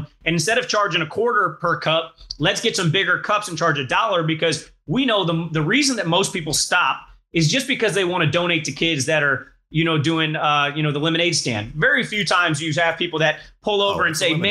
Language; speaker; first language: English; native; English